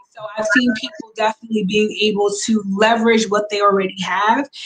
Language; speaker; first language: English; native; English